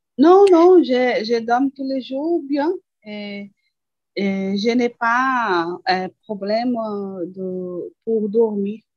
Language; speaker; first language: French; non-native, learner; Portuguese